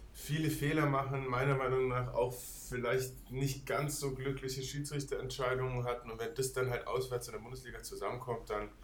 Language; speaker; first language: German; non-native, fluent; Danish